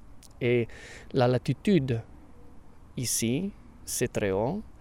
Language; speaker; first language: French; non-native, fluent; Italian